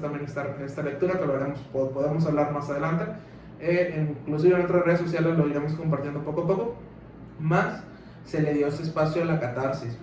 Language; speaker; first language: Spanish; native; Spanish